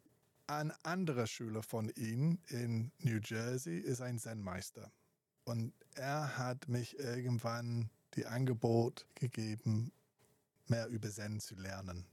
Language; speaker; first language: German; non-native, fluent; English